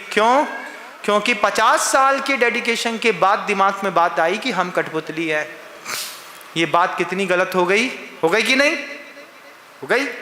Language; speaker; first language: Hindi; native; Hindi